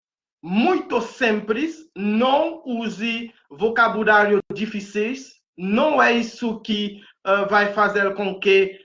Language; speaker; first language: Portuguese; non-native, fluent; Haitian Creole